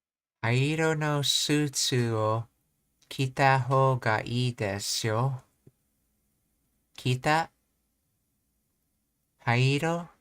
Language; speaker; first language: Japanese; non-native, learner; English